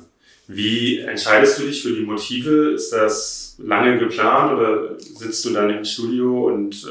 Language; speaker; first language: German; native; German